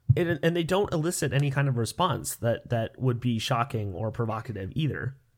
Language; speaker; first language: English; native; English